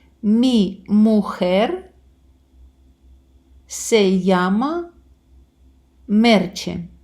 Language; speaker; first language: Spanish; non-native, fluent; Ukrainian